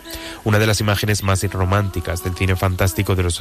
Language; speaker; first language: Spanish; native; Spanish